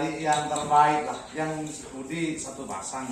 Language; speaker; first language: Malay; non-native, local second language; Madurese